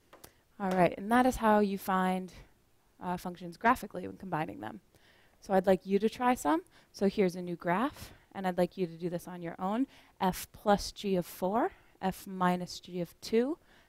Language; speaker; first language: English; native; English